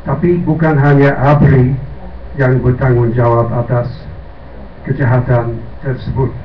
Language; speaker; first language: Indonesian; non-native, fluent; English